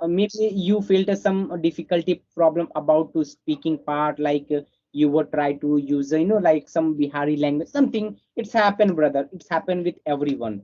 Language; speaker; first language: English; non-native, fluent; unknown